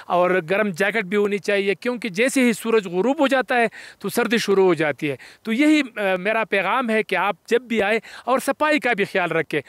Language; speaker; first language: Urdu; non-native, local second language; Pashto